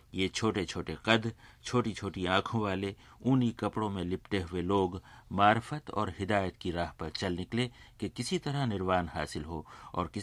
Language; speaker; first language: Urdu; native; Urdu